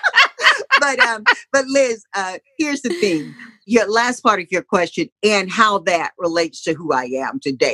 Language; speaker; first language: English; native; English